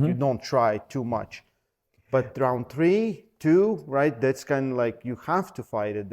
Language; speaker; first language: English; non-native, fluent; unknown